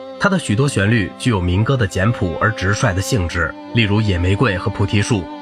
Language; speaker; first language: Chinese; native; Chinese